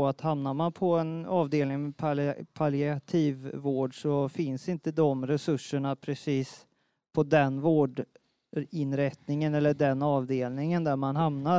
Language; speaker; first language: Swedish; native; Swedish